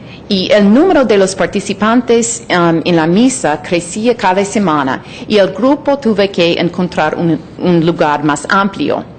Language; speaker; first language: Spanish; non-native, fluent; English